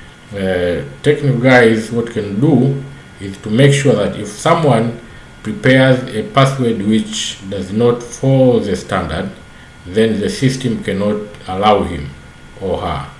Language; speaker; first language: English; non-native, local second language; Swahili